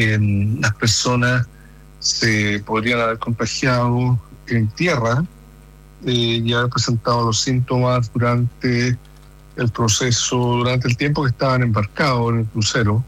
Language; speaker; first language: Spanish; native; Spanish